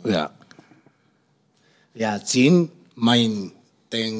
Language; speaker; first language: Indonesian; non-native, fluent; Spanish